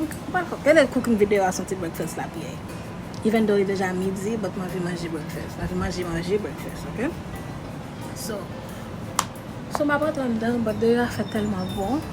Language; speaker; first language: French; non-native, learner; Haitian Creole